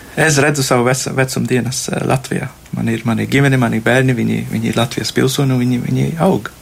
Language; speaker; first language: Latvian; non-native, fluent; Sinhala